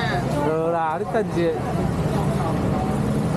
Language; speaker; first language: Chinese; native; Chinese